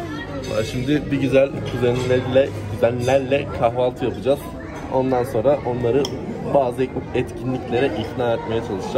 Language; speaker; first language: Turkish; native; Turkish